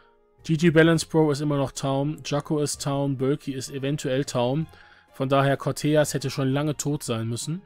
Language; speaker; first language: German; native; German